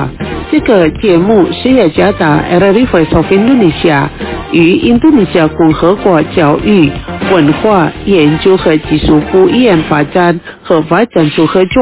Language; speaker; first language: Chinese; early bilingual, heritage; Chinese